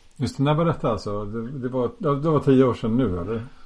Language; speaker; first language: Swedish; native; Swedish